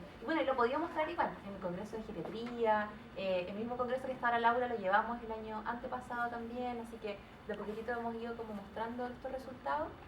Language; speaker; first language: Spanish; native; Spanish